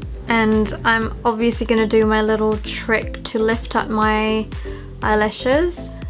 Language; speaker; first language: English; early bilingual, other home language; Sinhala